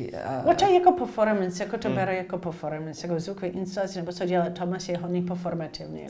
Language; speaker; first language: Czech; non-native, learner; English